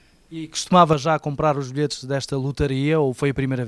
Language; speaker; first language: Portuguese; native; Portuguese